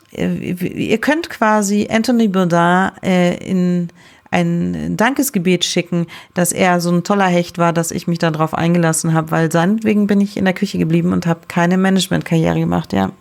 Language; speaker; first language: German; native; German